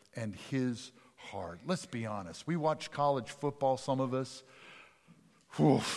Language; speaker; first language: English; native; English